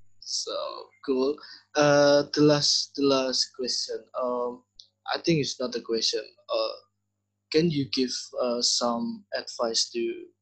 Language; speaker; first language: English; non-native, learner; Indonesian